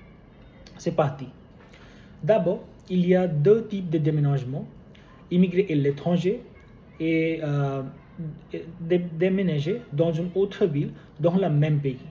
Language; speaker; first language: French; non-native, learner; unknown